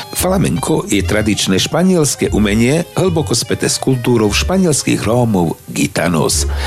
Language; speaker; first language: Slovak; native; Slovak